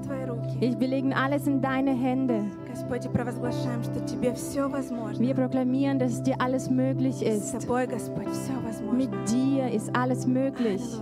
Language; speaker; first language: German; non-native, local second language; Russian